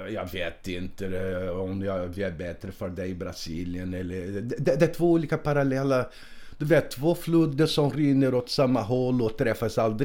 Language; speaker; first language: Swedish; non-native, fluent; Portuguese